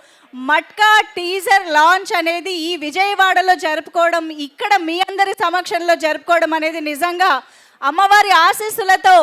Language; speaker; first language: Telugu; native; Telugu